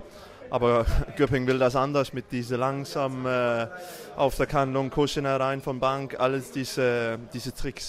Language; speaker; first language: German; non-native, learner; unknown